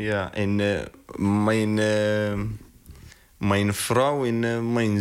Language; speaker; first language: Dutch; non-native, learner; Arabic